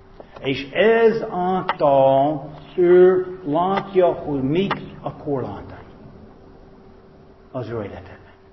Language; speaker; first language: Hungarian; non-native, fluent; English